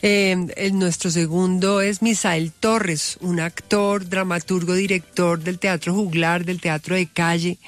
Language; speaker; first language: Spanish; native; Spanish